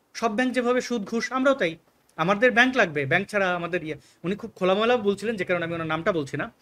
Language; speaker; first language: Bangla; native; Bangla